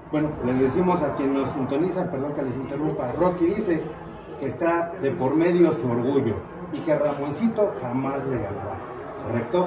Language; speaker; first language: Spanish; native; Spanish